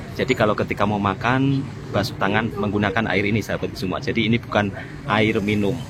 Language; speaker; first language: Indonesian; native; Indonesian